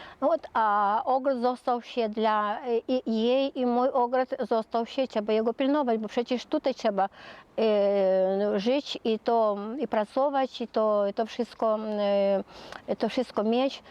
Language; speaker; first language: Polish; early bilingual, heritage; Polish